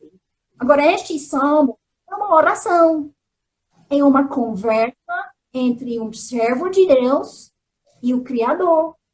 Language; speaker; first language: Portuguese; non-native, fluent; English